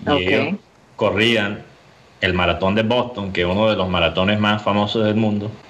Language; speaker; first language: Spanish; early bilingual, heritage; Spanish